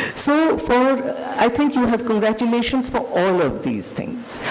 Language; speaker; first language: English; non-native, local second language; Hindi